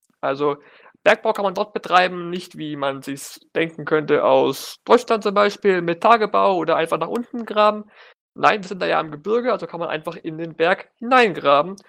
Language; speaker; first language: German; native; German